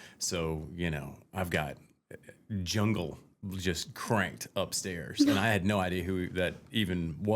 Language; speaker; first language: English; native; English